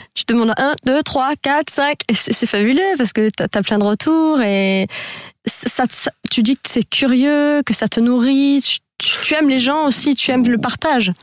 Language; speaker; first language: French; native; French